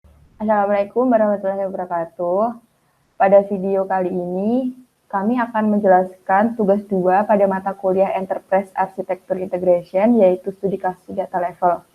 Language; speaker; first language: Indonesian; native; Indonesian